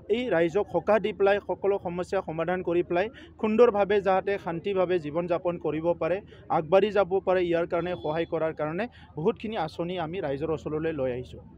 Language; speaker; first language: Assamese; non-native, local second language; Bodo